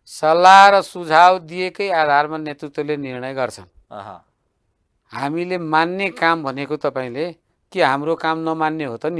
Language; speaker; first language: Nepali; native; Nepali